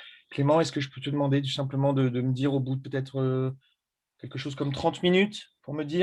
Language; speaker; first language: French; native; French